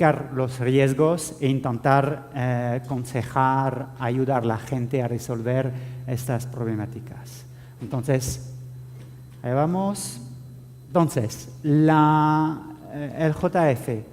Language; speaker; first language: Spanish; non-native, fluent; French